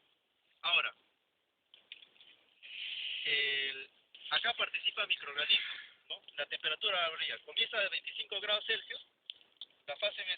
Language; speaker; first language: Spanish; native; Spanish